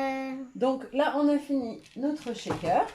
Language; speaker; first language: French; native; French